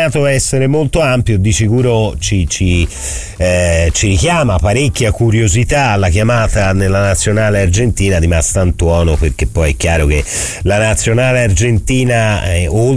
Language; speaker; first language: Italian; native; Italian